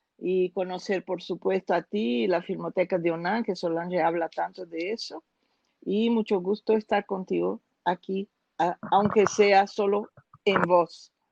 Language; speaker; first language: Spanish; non-native, fluent; Portuguese